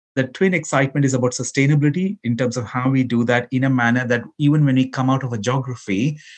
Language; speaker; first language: English; non-native, local second language; Malayalam